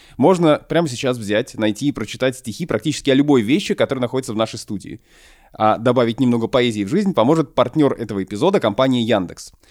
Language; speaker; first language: Russian; native; Russian